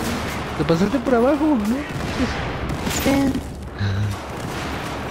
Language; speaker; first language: Spanish; native; Spanish